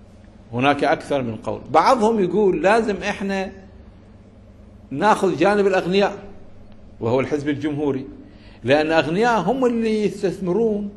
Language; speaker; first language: Arabic; native; Arabic